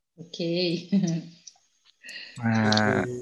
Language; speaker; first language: English; non-native, learner; Portuguese